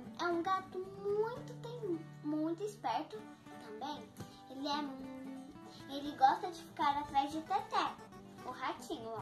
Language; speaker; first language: Portuguese; native; Portuguese